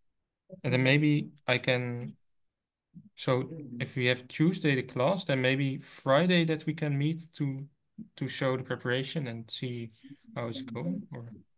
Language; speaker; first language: English; non-native, fluent; Dutch